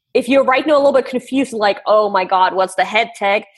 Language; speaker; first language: English; non-native, fluent; German